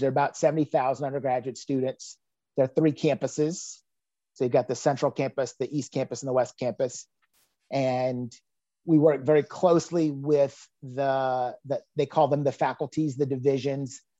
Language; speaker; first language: English; native; English